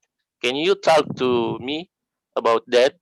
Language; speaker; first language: English; non-native, learner; Indonesian